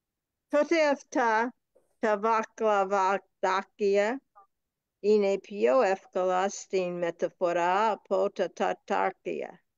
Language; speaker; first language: Greek; non-native, learner; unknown